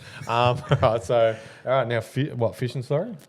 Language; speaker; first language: English; native; English